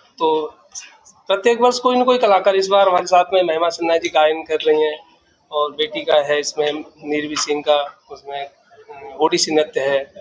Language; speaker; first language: Hindi; native; Hindi